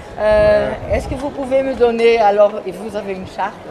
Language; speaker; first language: French; non-native, fluent; Portuguese